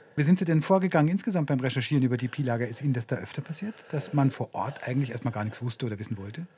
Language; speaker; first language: German; native; German